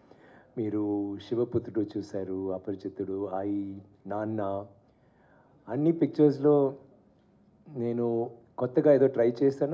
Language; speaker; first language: Telugu; non-native, learner; Tamil